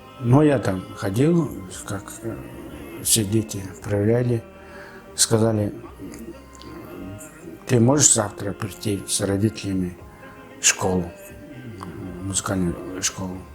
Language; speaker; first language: Russian; non-native, fluent; Mongolian